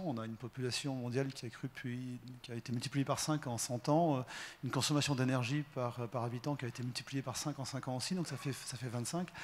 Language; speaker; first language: French; native; French